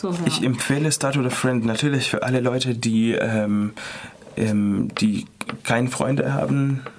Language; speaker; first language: German; non-native, fluent; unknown